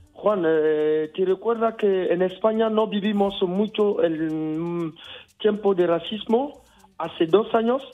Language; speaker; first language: Spanish; non-native, fluent; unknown